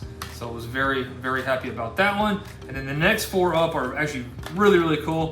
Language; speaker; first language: English; native; English